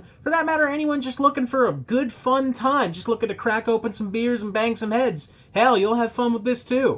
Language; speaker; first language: English; native; English